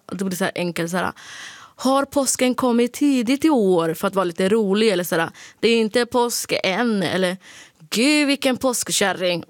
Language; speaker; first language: Swedish; early bilingual, other home language; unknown